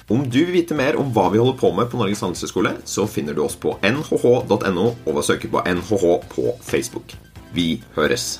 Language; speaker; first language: Norwegian; native; Norwegian